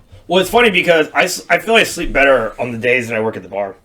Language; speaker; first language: English; native; English